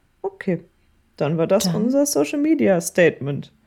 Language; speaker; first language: German; native; German